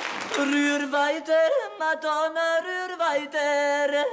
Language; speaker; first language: German; native; German